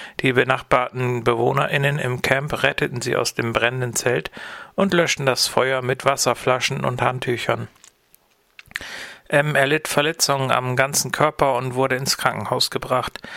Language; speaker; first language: German; native; German